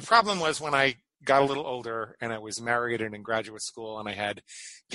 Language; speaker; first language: English; native; English